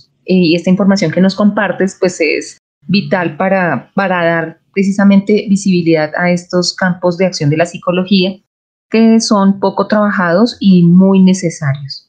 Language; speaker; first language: Spanish; native; Spanish